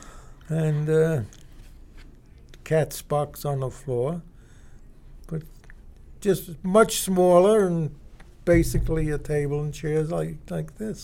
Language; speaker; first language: English; native; English